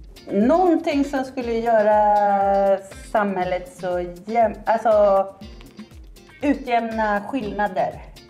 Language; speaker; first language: Swedish; native; Swedish